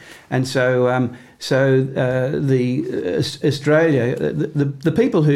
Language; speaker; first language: English; native; English